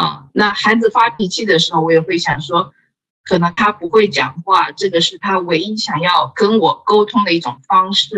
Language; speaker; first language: Chinese; native; Chinese